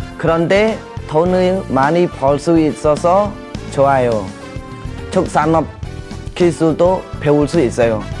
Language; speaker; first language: Korean; non-native, fluent; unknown